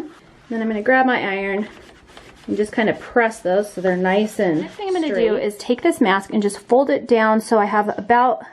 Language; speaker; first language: English; native; English